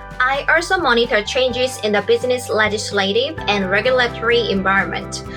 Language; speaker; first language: English; non-native, fluent; Korean